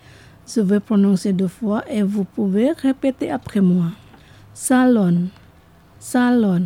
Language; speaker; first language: French; non-native, fluent; Indonesian